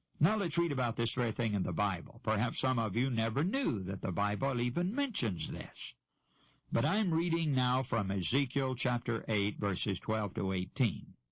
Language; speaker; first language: English; native; English